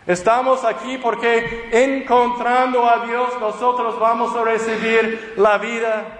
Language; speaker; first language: Spanish; non-native, fluent; English